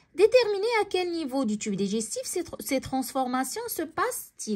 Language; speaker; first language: French; non-native, local second language; Arabic